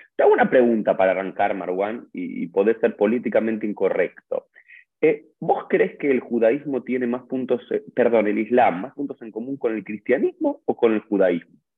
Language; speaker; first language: Spanish; native; Spanish